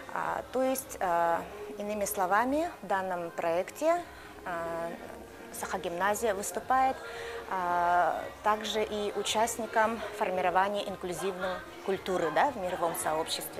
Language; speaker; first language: Russian; native; Russian